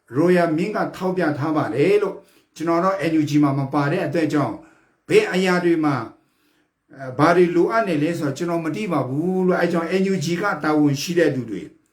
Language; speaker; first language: Burmese; non-native, local second language; Kachin